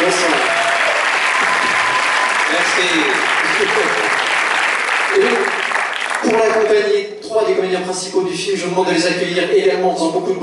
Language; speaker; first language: French; native; French